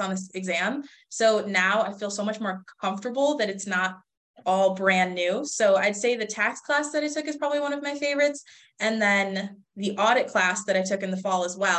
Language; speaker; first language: English; native; English